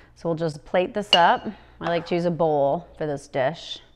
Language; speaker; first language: English; native; English